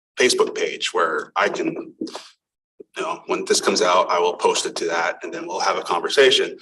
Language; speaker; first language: English; native; English